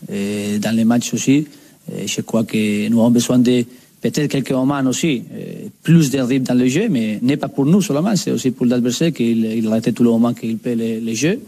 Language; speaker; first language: French; non-native, learner; Spanish